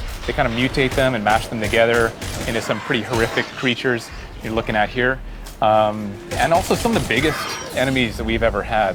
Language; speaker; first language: English; native; English